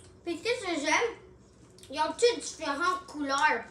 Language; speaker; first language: French; non-native, local second language; English